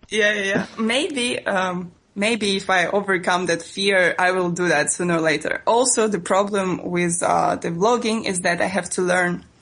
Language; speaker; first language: English; non-native, fluent; Russian